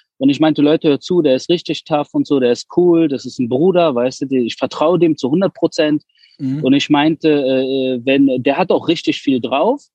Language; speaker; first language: German; early bilingual, other home language; Persian